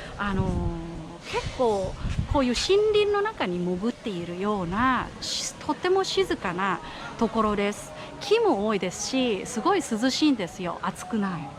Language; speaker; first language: Japanese; non-native, fluent; Thai